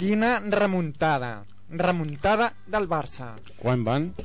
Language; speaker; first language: Catalan; non-native, local second language; Spanish